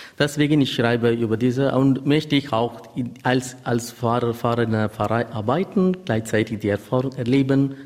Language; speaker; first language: German; non-native, learner; Tamil